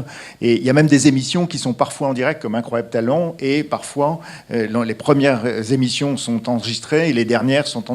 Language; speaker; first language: French; native; French